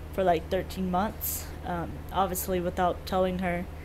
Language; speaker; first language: English; native; English